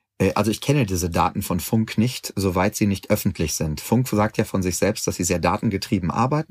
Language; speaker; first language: German; native; German